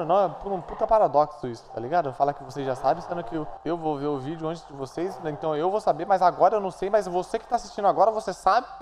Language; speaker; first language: Portuguese; native; Portuguese